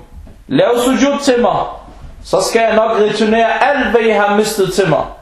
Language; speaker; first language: Danish; early bilingual, other home language; Arabic